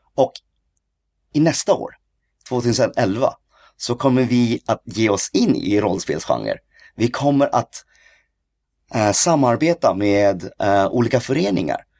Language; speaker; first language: Swedish; early bilingual, other home language; Cantonese